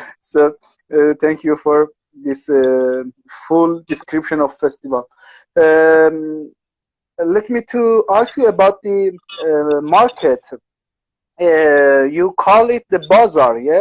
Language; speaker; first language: English; non-native, learner; Persian